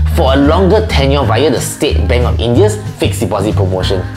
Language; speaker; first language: English; native; English